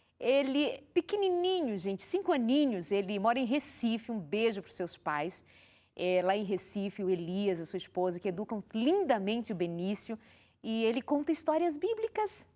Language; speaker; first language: Portuguese; native; Portuguese